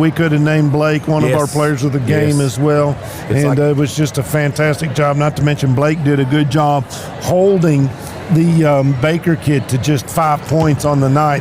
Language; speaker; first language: English; native; English